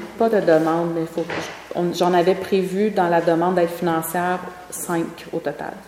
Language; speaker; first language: French; native; French